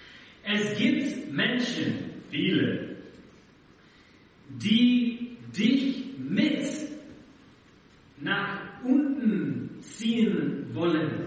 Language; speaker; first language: German; non-native, fluent; English